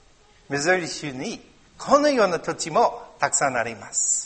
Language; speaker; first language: Japanese; non-native, learner; English